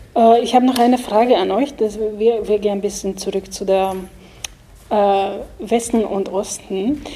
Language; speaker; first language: German; non-native, fluent; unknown